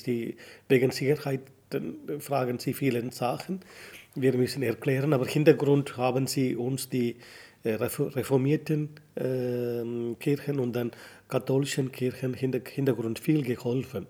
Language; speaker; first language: German; non-native, learner; Tamil